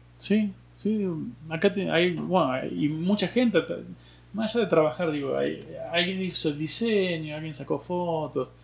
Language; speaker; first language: Spanish; native; Spanish